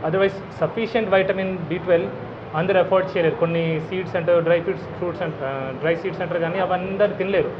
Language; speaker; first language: Telugu; non-native, local second language; Hindi